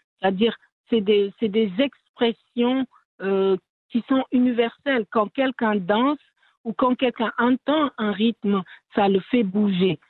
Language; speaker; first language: French; non-native, local second language; Wolof